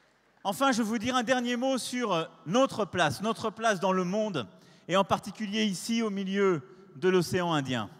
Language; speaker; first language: French; native; French